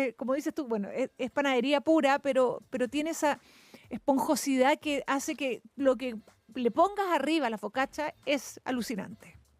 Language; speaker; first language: Spanish; native; Spanish